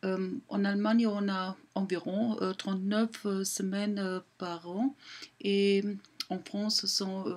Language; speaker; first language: French; non-native, learner; German